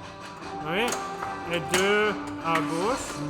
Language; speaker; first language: French; non-native, local second language; German